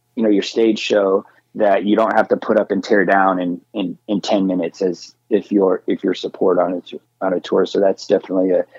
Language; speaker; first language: English; native; English